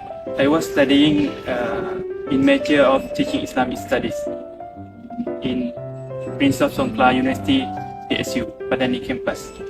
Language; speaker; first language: English; non-native, fluent; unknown